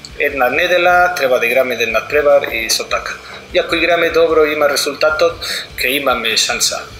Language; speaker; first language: Macedonian; non-native, learner; Spanish